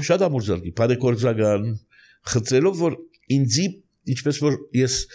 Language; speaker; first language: Armenian; early bilingual, heritage; Armenian